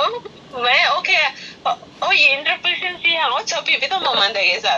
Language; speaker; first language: Cantonese; non-native, learner; Indonesian